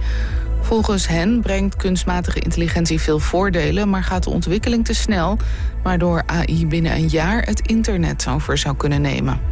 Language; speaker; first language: Dutch; native; Dutch